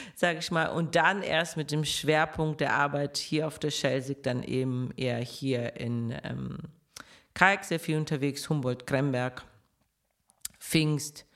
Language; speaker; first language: German; non-native, fluent; Russian